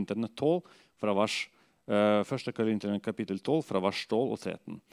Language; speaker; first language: Norwegian; non-native, fluent; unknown